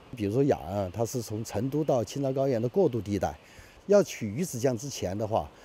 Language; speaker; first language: Chinese; native; Chinese